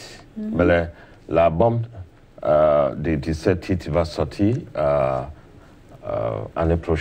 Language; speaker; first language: French; non-native, learner; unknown